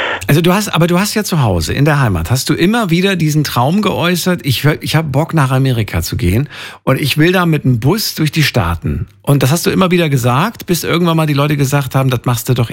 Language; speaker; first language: German; native; German